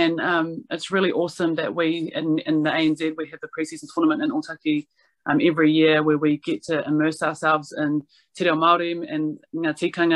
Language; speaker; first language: English; non-native, local second language; Māori